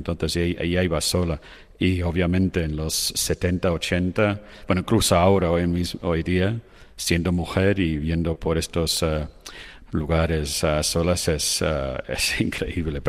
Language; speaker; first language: Spanish; non-native, fluent; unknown